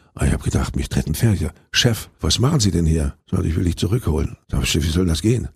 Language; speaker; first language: German; native; German